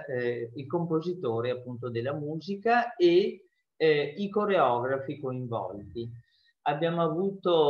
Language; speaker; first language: Italian; native; Italian